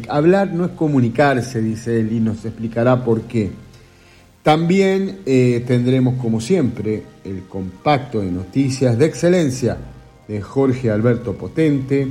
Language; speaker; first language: Spanish; native; Spanish